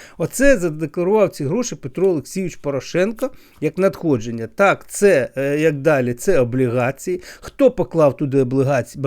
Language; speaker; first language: Ukrainian; native; Ukrainian